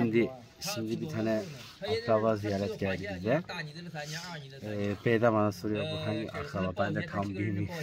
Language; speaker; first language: Turkish; non-native, learner; Chinese